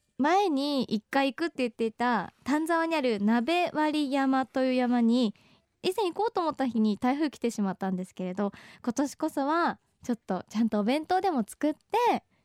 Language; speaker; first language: Japanese; native; Japanese